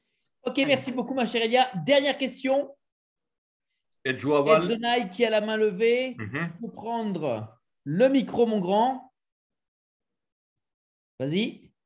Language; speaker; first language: French; native; French